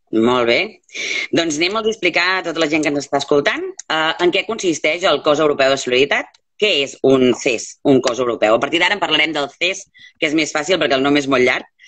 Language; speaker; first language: Catalan; native; Catalan